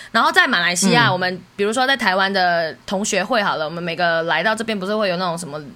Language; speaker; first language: Chinese; native; Chinese